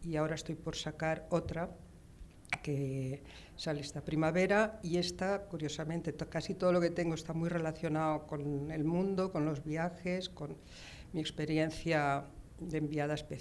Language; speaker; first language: Spanish; native; Spanish